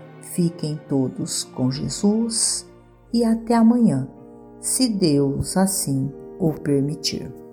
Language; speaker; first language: Portuguese; native; Portuguese